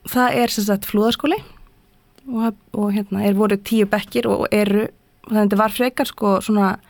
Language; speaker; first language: Icelandic; native; Icelandic